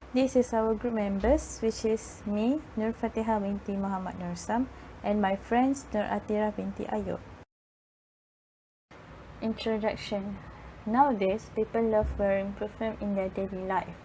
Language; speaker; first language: English; non-native, fluent; Malay